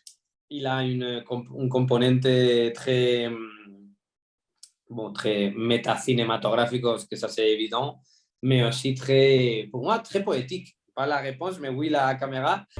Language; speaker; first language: French; non-native, fluent; Spanish